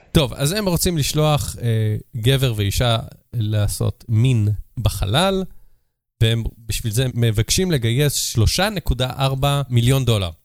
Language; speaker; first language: Hebrew; native; Hebrew